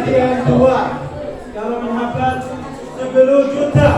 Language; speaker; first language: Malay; non-native, learner; Arabic